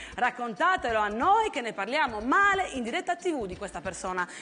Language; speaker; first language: Italian; native; Italian